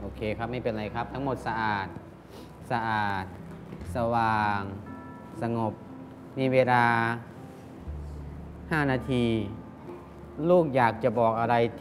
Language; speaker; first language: Thai; native; Thai